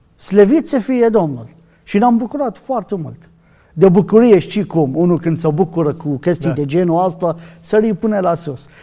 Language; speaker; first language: Romanian; non-native, learner; Arabic